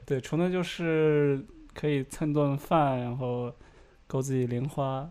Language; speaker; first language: Chinese; native; Chinese